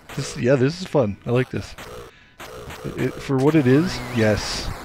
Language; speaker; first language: English; native; English